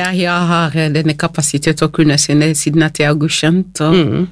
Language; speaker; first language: Norwegian; non-native, fluent; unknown